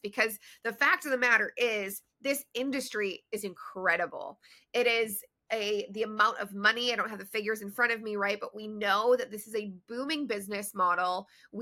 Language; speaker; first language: English; native; English